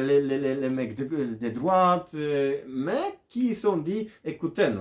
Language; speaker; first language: French; non-native, learner; Polish